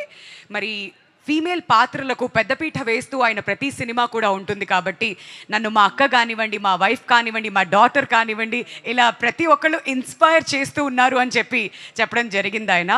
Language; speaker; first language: Telugu; native; Telugu